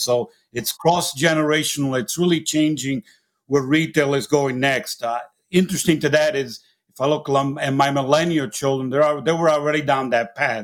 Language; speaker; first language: English; non-native, fluent; Italian